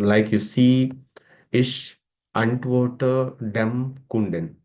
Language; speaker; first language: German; non-native, learner; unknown